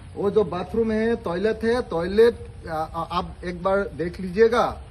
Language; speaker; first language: Hindi; non-native, local second language; Assamese